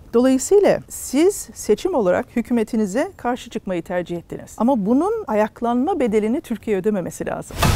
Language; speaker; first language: Turkish; native; Turkish